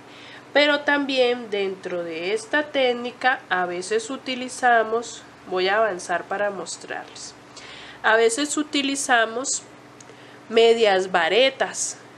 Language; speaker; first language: Spanish; native; Spanish